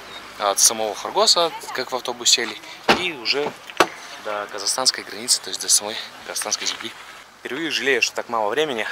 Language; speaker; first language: Russian; native; Russian